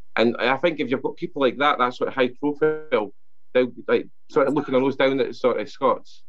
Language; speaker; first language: English; non-native, local second language; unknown